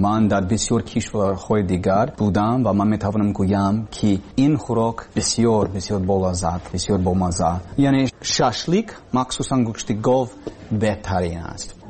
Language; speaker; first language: Persian; non-native, learner; English